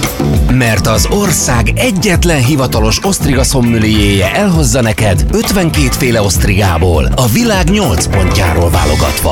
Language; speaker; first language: Hungarian; native; Hungarian